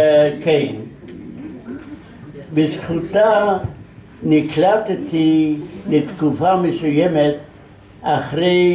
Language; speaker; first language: Hebrew; non-native, fluent; Yiddish